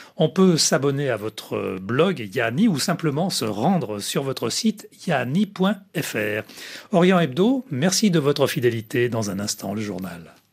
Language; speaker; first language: French; native; French